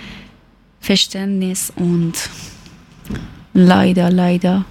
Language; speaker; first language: German; non-native, learner; Persian